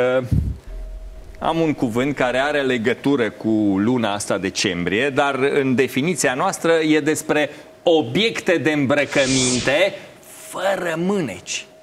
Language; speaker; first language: Romanian; native; Romanian